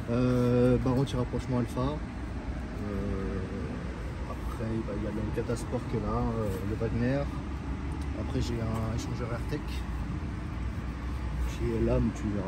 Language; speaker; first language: French; native; French